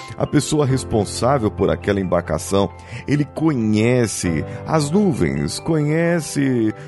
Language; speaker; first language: Portuguese; native; Portuguese